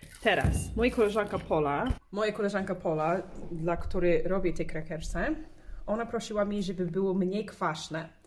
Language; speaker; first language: Polish; non-native, learner; English